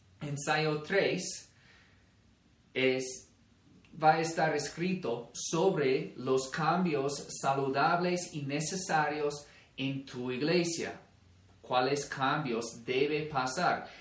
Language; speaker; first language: Spanish; non-native, fluent; English